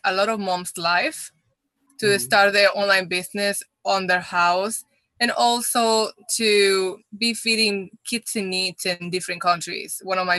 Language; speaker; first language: English; non-native, fluent; Spanish